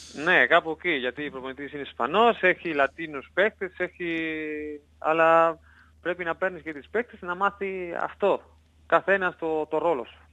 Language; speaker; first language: Greek; non-native, learner; Spanish